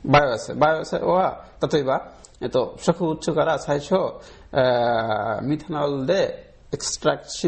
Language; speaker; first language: Japanese; non-native, learner; Bangla